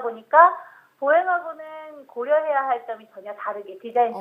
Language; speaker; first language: Korean; native; Korean